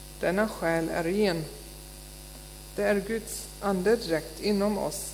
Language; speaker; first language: Swedish; non-native, fluent; German